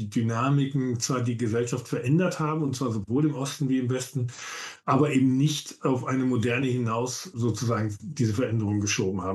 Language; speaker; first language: German; native; German